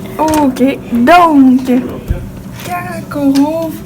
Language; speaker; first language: French; native; French